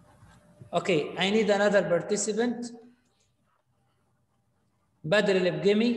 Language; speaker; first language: English; non-native, fluent; Arabic